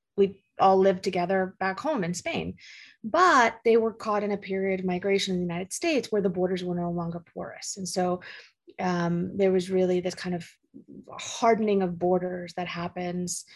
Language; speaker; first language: English; early bilingual, other home language; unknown